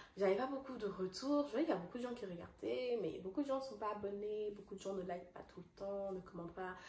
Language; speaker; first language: French; non-native, fluent; Dutch